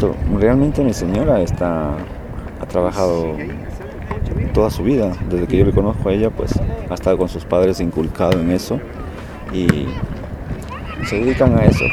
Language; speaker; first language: Spanish; native; Spanish